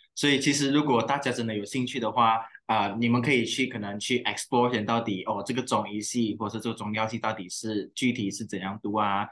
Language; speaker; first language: Chinese; native; Chinese